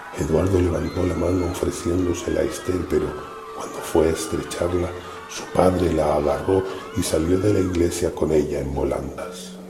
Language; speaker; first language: Spanish; native; Spanish